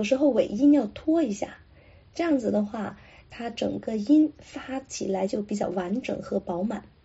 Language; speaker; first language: Chinese; non-native, local second language; Cantonese